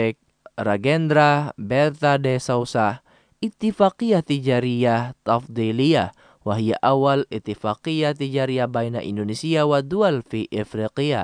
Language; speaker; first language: Arabic; non-native, fluent; Indonesian